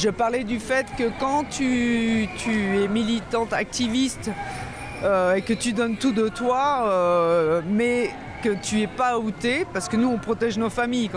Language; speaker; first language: French; native; French